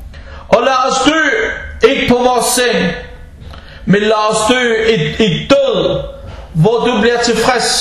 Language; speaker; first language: Danish; non-native, fluent; Arabic